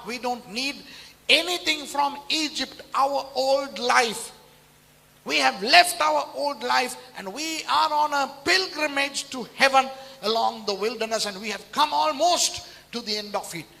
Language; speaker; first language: English; non-native, local second language; Tamil